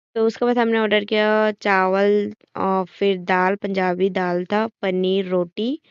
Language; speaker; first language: Hindi; non-native, local second language; Assamese